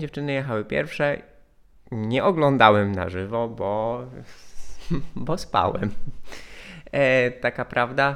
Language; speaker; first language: Polish; native; Polish